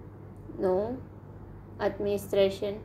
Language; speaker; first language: English; non-native, learner; Indonesian